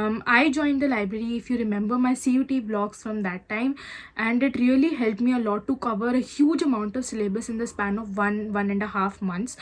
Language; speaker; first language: English; non-native, local second language; Hindi